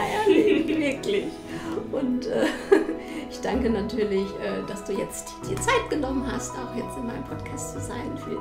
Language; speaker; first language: German; native; German